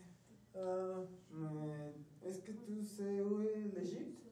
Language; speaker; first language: French; non-native, learner; Spanish